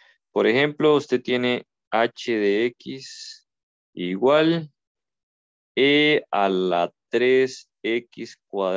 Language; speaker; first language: Spanish; native; Spanish